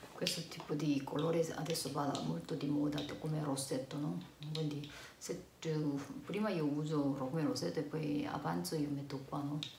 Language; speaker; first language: Italian; non-native, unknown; Korean